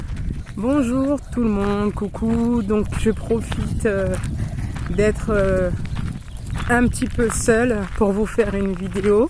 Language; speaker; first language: French; native; French